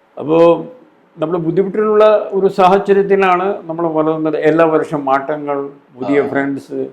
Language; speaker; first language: Malayalam; non-native, fluent; Hindi